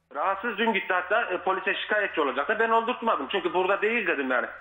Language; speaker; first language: Turkish; native; Turkish